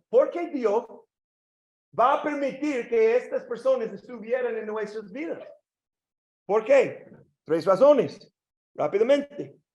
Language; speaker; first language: Spanish; non-native, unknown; English